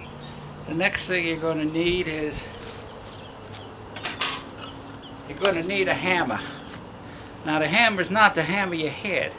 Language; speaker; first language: English; native; English